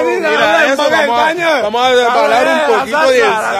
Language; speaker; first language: Spanish; non-native, fluent; French